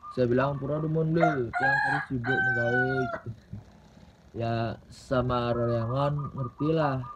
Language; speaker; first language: Indonesian; non-native, local second language; Balinese